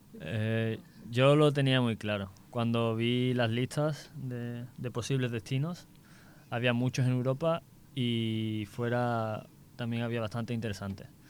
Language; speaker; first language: Spanish; native; Spanish